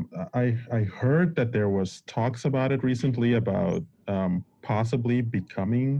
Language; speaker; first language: English; non-native, fluent; Papiamento